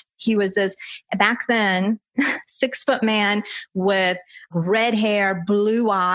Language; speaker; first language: English; early bilingual, other home language; Spanish